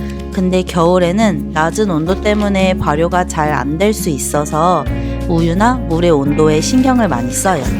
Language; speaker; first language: Korean; native; Korean